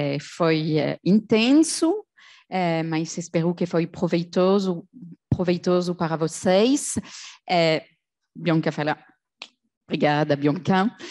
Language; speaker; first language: Portuguese; non-native, fluent; French